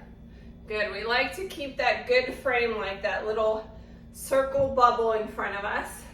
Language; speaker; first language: English; native; English